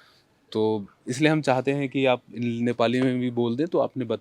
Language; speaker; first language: Hindi; native; Hindi